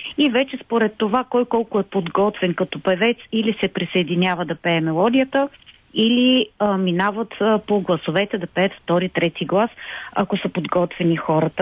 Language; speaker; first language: Bulgarian; native; Bulgarian